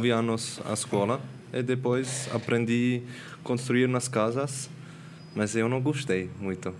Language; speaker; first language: Portuguese; non-native, learner; Swiss German